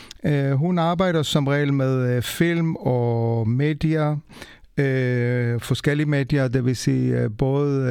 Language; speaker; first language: Danish; non-native, fluent; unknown